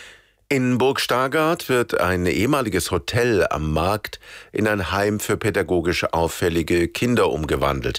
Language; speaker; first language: German; native; German